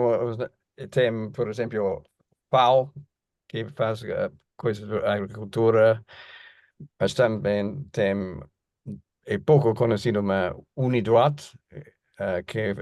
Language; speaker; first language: Portuguese; non-native, fluent; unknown